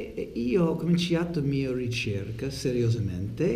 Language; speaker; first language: Italian; non-native, learner; English